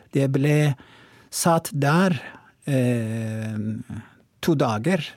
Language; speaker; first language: Norwegian; non-native, learner; Oromo